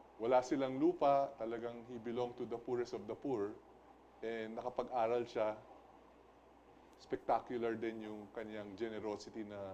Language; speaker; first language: Filipino; native; Filipino